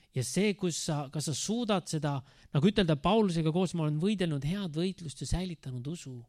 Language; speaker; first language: Estonian; native; Estonian